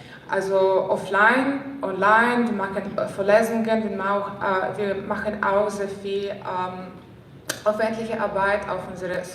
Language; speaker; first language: German; non-native, fluent; Ukrainian